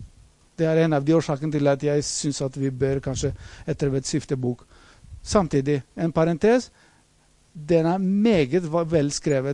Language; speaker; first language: Norwegian; non-native, fluent; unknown